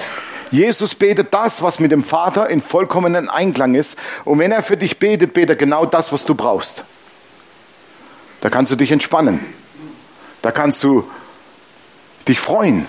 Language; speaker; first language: German; native; German